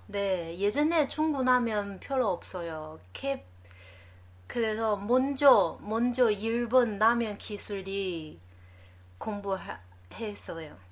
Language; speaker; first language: Korean; non-native, learner; Chinese